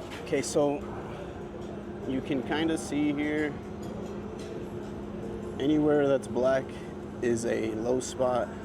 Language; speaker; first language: English; native; English